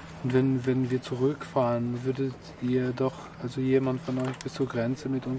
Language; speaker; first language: German; non-native, fluent; Albanian